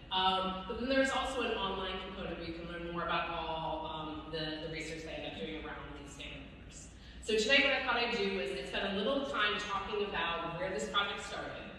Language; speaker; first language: English; native; English